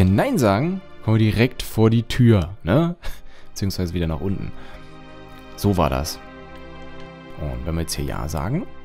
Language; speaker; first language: German; native; German